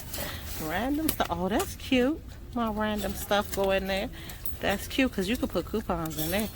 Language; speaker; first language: English; native; English